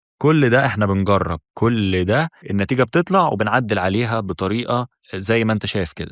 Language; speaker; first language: Arabic; native; Arabic